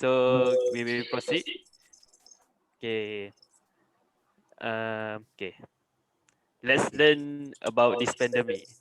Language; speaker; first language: English; non-native, local second language; Malay